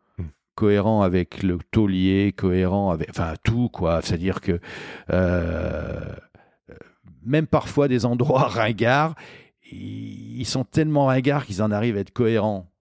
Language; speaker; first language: French; native; French